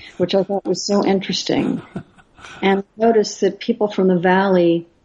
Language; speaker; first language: English; native; English